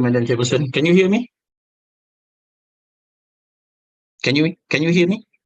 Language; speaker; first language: English; non-native, fluent; Malay